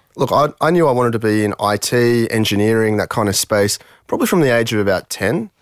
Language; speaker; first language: English; early bilingual, other home language; French